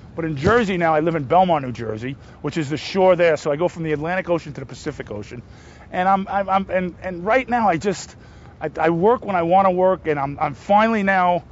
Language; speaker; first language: English; native; English